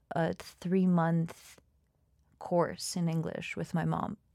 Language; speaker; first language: English; non-native, fluent; Albanian